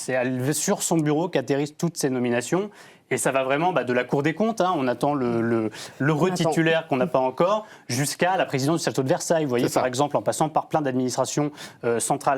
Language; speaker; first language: French; native; French